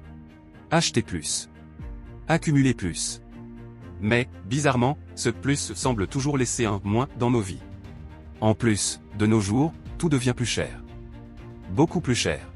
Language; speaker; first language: French; native; French